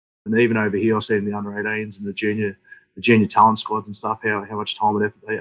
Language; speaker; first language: English; native; English